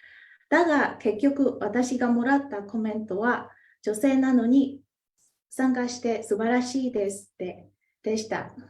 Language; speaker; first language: Japanese; non-native, fluent; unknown